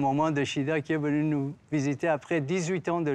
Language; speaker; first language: French; non-native, fluent; Persian